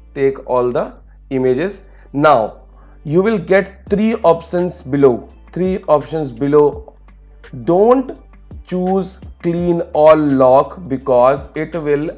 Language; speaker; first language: English; non-native, local second language; Hindi